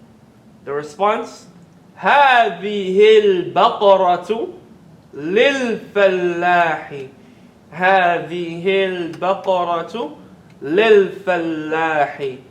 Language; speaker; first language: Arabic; non-native, fluent; English